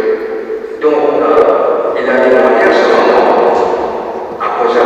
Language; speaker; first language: French; non-native, local second language; Morisyen